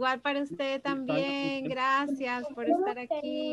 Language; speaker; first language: Spanish; native; Spanish